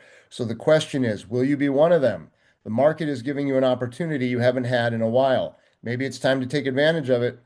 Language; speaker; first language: English; native; English